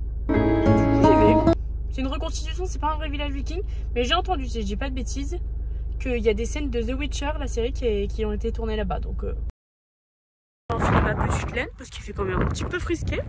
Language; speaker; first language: French; native; French